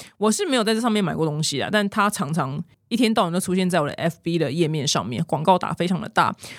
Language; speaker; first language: Chinese; native; Chinese